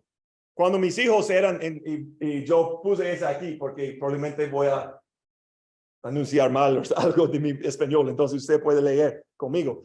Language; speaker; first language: Spanish; non-native, learner; English